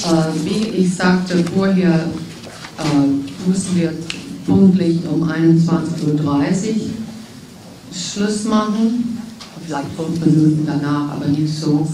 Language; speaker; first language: German; non-native, fluent; English